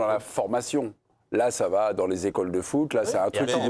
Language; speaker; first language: French; native; French